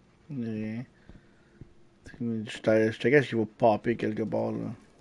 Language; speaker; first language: French; native; French